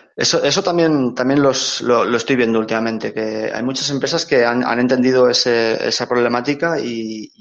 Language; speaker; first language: Spanish; native; Spanish